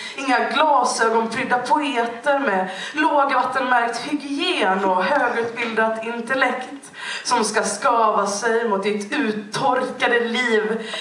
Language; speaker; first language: Swedish; native; Swedish